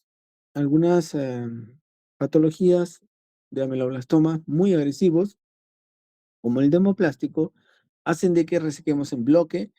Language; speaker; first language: Spanish; native; Spanish